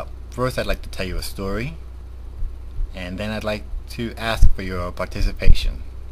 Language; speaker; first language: English; early bilingual, other home language; Spanish